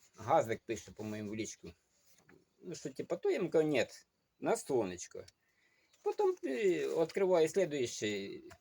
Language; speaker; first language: Ukrainian; non-native, local second language; Russian